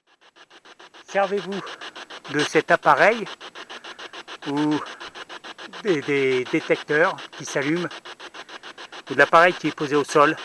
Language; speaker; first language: French; native; French